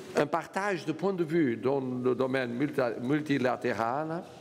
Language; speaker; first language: French; non-native, fluent; Portuguese